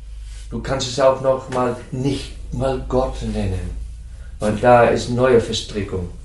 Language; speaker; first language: German; non-native, fluent; Dutch